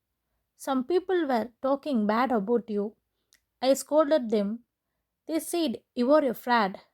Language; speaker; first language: English; non-native, local second language; Tamil